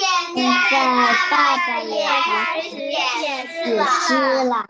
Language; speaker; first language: Chinese; early bilingual, heritage; Chinese